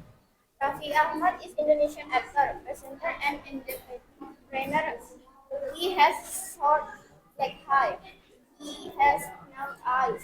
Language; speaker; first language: English; non-native, learner; Indonesian